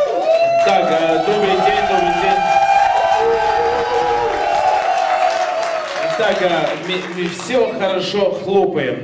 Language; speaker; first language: Russian; non-native, learner; Latvian